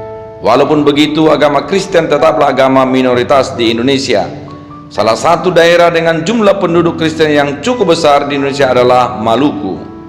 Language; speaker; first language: Indonesian; native; Indonesian